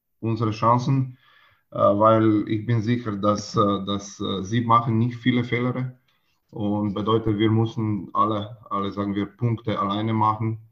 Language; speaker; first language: German; non-native, learner; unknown